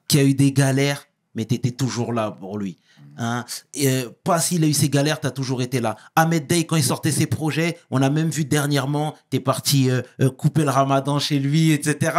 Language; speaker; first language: French; native; French